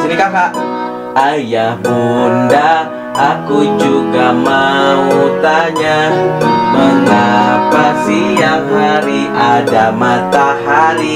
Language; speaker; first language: Indonesian; native; Indonesian